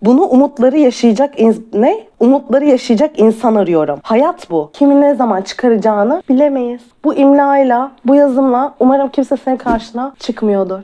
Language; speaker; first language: Turkish; native; Turkish